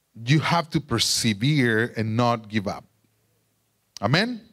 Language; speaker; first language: English; non-native, fluent; Spanish